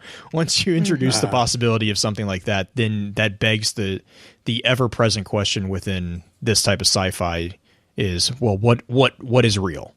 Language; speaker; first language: English; native; English